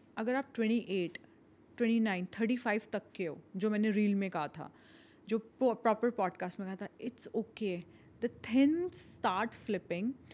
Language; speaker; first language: Hindi; native; Hindi